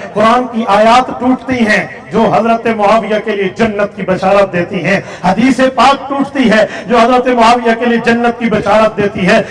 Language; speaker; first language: Urdu; non-native, local second language; Saraiki